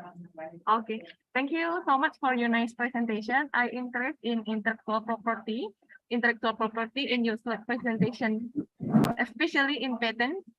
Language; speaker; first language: English; non-native, learner; Indonesian